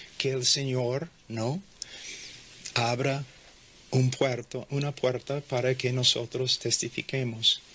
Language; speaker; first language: Spanish; non-native, fluent; English